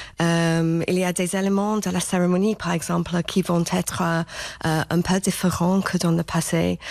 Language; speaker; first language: French; non-native, fluent; English